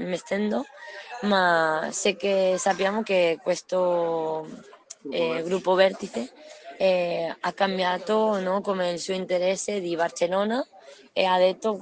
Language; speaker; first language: Italian; non-native, learner; Spanish